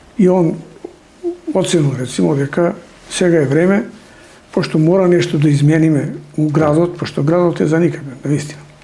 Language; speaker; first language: Macedonian; non-native, local second language; Serbian